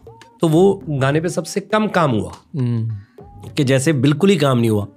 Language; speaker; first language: Hindi; non-native, local second language; Punjabi